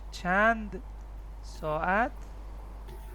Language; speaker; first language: Persian; non-native, fluent; Urdu